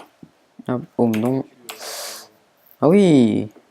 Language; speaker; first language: French; native; French